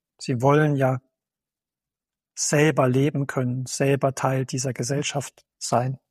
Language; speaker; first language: German; native; German